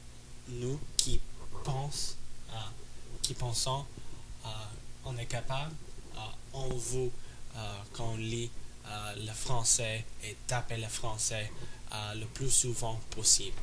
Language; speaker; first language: French; non-native, learner; English